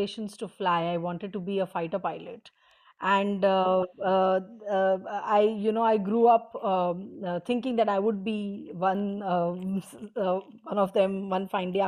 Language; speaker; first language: English; non-native, local second language; Marathi